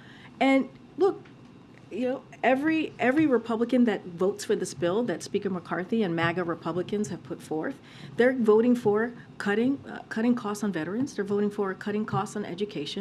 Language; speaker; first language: English; native; English